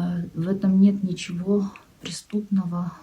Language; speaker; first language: Russian; non-native, local second language; Kyrgyz